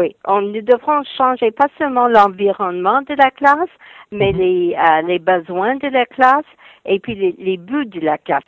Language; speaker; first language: French; non-native, fluent; English